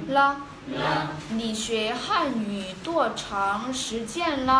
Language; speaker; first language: Chinese; non-native, fluent; Vietnamese